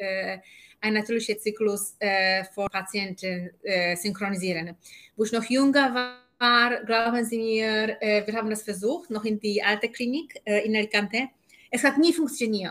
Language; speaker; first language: German; non-native, fluent; Polish